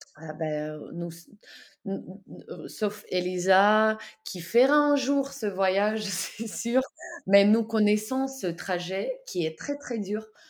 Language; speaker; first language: French; non-native, fluent; Ukrainian